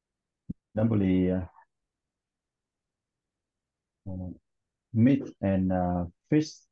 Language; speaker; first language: English; non-native, learner; Vietnamese